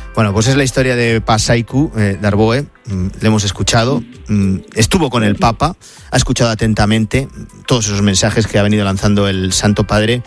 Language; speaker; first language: Spanish; native; Spanish